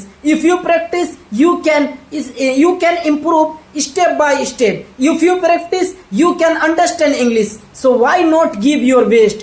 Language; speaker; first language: English; non-native, learner; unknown